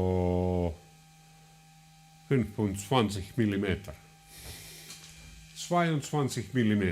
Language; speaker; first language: German; non-native, learner; Finnish